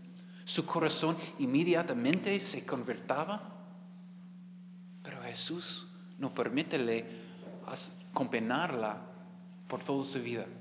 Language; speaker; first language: Spanish; non-native, learner; English